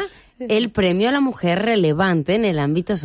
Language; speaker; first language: Spanish; native; Spanish